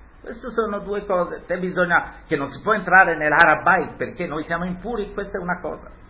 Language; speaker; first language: Italian; early bilingual, heritage; Hebrew